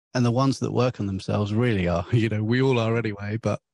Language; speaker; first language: English; native; English